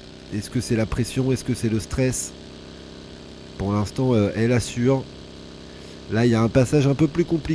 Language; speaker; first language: French; native; French